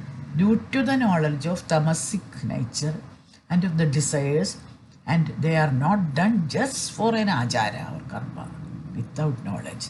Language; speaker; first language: English; non-native, fluent; Malayalam